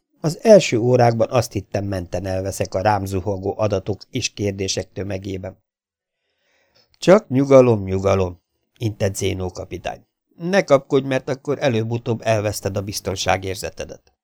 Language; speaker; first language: Hungarian; native; Hungarian